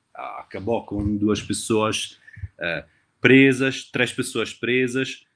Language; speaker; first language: Portuguese; non-native, fluent; Italian